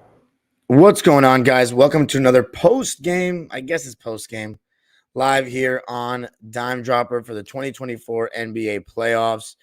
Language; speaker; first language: English; native; English